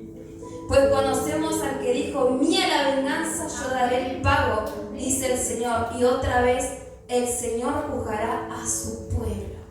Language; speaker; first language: Spanish; native; Spanish